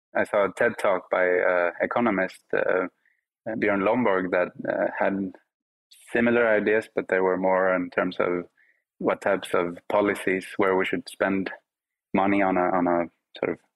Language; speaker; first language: English; non-native, fluent; Swedish